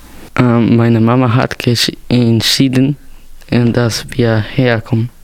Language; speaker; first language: German; early bilingual, other home language; Spanish